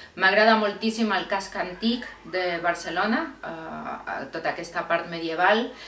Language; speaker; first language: Catalan; non-native, fluent; Spanish